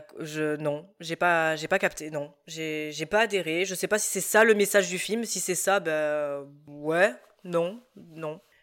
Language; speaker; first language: French; native; French